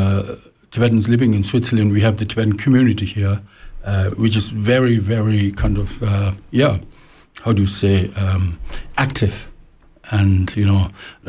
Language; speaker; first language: English; non-native, local second language; Tibetan